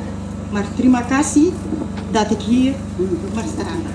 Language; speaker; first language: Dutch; early bilingual, other home language; Malay